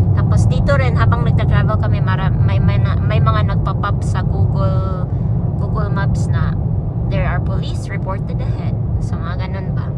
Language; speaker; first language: Filipino; non-native, local second language; Cebuano